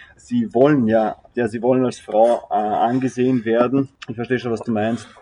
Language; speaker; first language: German; early bilingual, other home language; Serbian